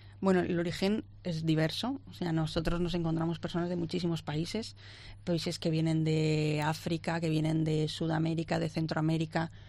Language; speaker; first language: Spanish; native; Spanish